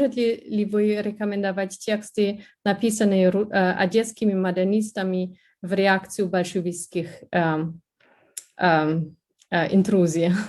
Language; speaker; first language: Russian; non-native, fluent; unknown